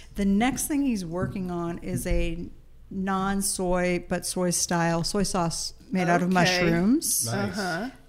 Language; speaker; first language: English; native; English